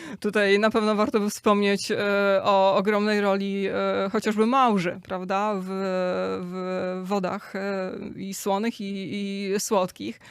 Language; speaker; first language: Polish; native; Polish